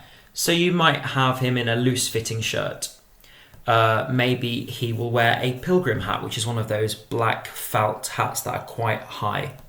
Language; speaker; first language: English; native; English